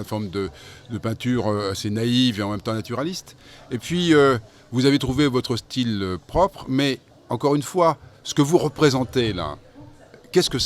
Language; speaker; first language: French; native; French